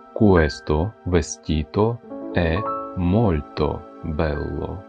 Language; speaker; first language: Italian; non-native, fluent; Ukrainian